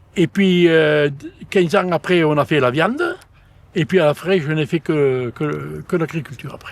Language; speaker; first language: French; native; French